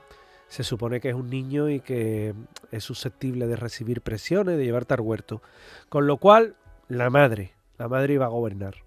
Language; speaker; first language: Spanish; native; Spanish